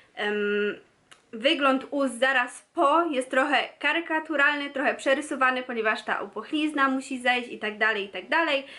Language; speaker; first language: Polish; native; Polish